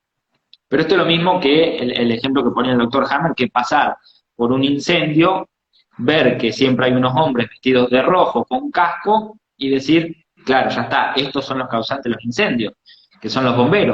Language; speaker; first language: Spanish; native; Spanish